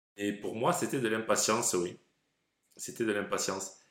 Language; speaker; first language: French; native; French